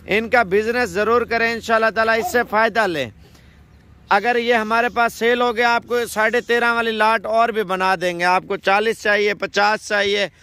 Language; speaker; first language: Urdu; non-native, local second language; Punjabi